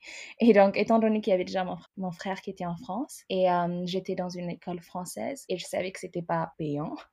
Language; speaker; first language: French; non-native, fluent; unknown